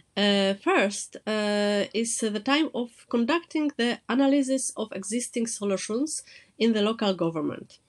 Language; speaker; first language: English; non-native, fluent; Polish